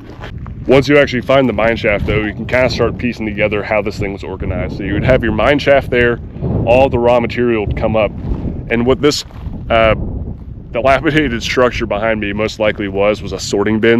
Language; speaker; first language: English; native; English